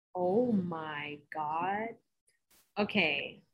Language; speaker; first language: English; native; English